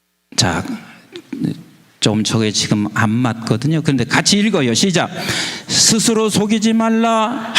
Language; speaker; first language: Korean; native; Korean